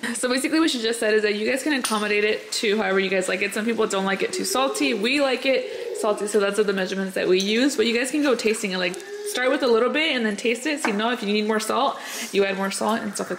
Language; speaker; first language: English; early bilingual, other home language; Spanish